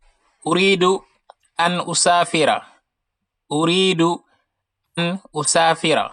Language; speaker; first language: Arabic; non-native, fluent; Wolof